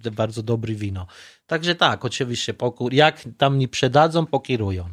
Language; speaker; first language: Polish; non-native, fluent; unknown